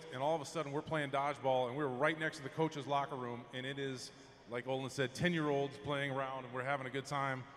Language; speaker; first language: English; native; English